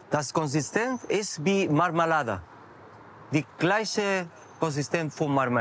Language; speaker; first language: German; non-native, learner; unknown